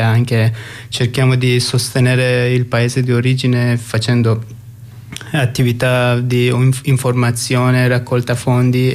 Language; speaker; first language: Italian; non-native, fluent; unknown